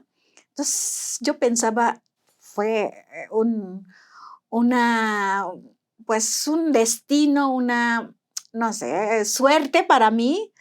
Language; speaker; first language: Spanish; non-native, fluent; Indonesian